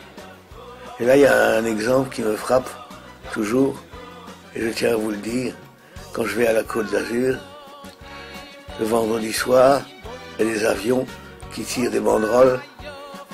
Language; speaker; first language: French; native; French